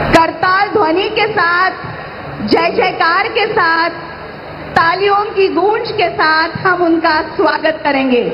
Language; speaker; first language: Hindi; non-native, local second language; Marathi